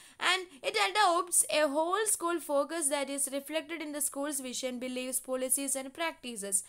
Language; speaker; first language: English; non-native, local second language; Malayalam